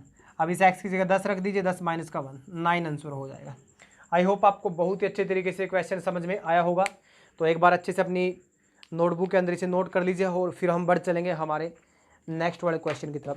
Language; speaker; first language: Hindi; native; Hindi